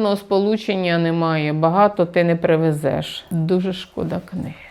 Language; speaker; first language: Ukrainian; native; Ukrainian